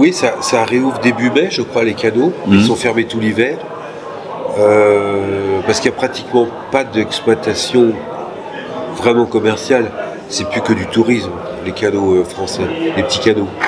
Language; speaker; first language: French; native; French